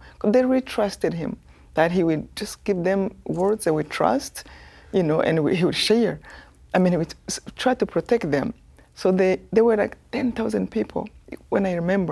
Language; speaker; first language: English; non-native, local second language; Kinyarwanda